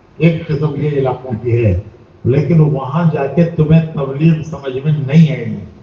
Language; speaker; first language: Urdu; native; Urdu